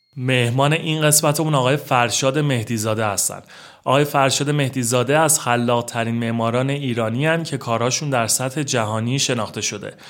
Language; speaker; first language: Persian; native; Persian